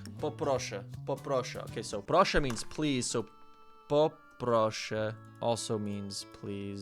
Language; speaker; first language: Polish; non-native, learner; English